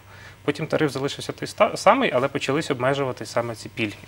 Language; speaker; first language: Ukrainian; native; Ukrainian